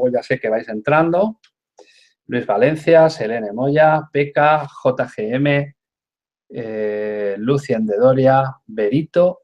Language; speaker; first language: Spanish; native; Spanish